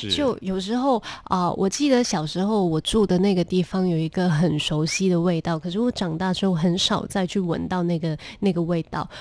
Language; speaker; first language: Chinese; non-native, local second language; Cantonese